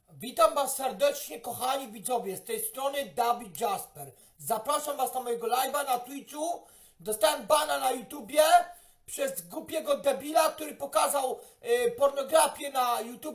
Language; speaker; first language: Polish; native; Polish